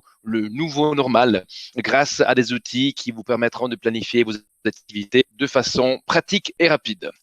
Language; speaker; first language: French; native; French